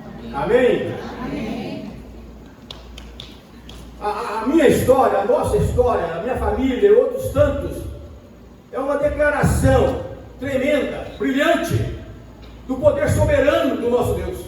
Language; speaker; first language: Portuguese; native; Portuguese